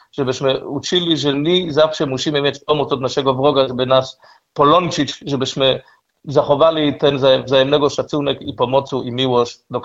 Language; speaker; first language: Polish; non-native, learner; Hebrew